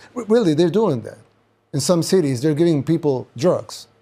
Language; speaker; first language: English; non-native, fluent; Spanish